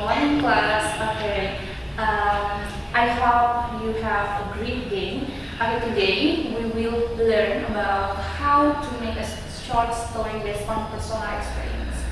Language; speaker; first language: English; non-native, learner; Indonesian